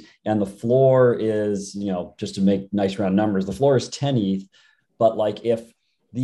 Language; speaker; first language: English; native; English